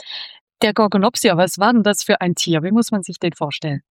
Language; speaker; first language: German; native; German